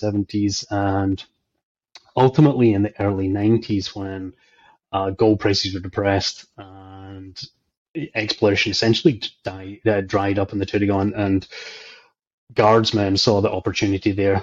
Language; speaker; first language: English; native; English